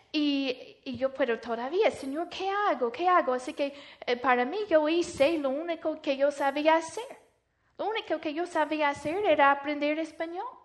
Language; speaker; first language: Spanish; non-native, fluent; English